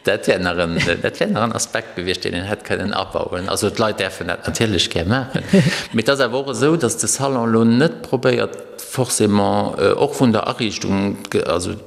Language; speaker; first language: Luxembourgish; native; Luxembourgish